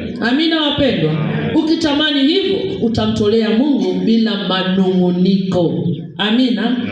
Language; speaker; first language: Swahili; native; Swahili